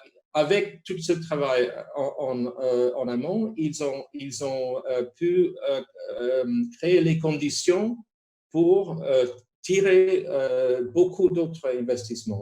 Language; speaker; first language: French; non-native, fluent; Spanish